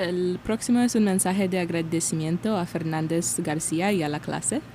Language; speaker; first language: Spanish; non-native, learner; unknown